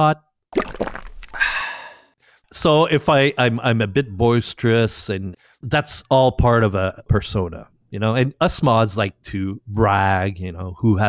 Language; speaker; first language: English; non-native, fluent; French